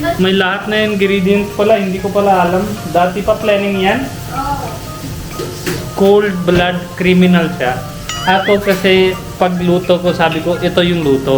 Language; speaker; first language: Filipino; non-native, learner; Punjabi